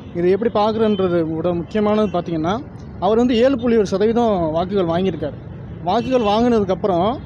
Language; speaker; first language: Tamil; native; Tamil